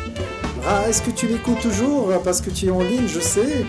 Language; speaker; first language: French; native; French